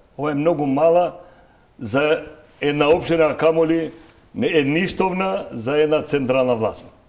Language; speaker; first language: Macedonian; non-native, local second language; Albanian